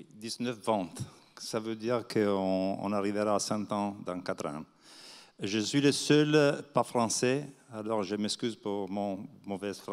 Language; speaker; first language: French; non-native, fluent; Italian